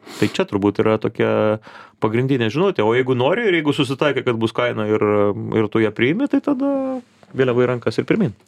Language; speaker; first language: Lithuanian; native; Lithuanian